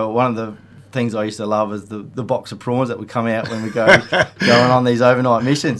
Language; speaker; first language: English; native; English